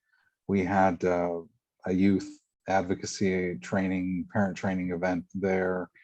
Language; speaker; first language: English; native; English